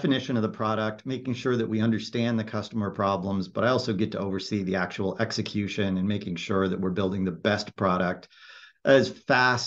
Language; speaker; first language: English; native; English